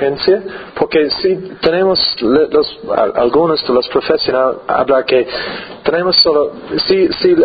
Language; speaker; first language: Spanish; non-native, learner; English